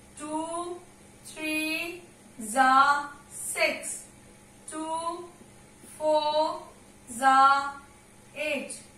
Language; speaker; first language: English; non-native, local second language; Hindi